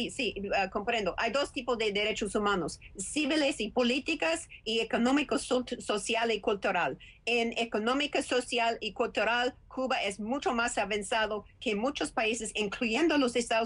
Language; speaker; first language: Spanish; non-native, fluent; English